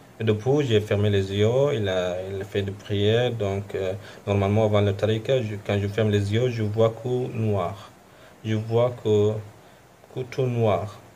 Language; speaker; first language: French; non-native, fluent; Arabic